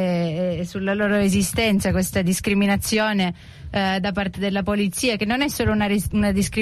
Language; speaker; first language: Italian; native; Italian